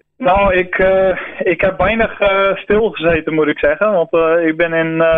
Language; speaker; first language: Dutch; non-native, local second language; Western Frisian